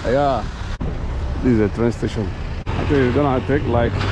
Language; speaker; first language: English; non-native, learner; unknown